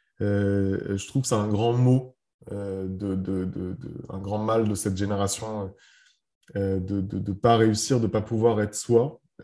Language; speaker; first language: French; early bilingual, other home language; Arabic